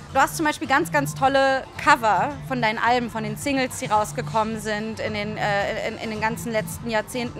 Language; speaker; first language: German; native; German